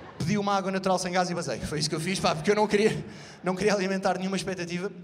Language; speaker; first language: Portuguese; native; Portuguese